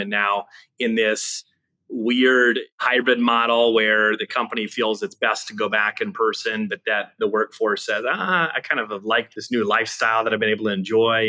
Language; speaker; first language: English; native; English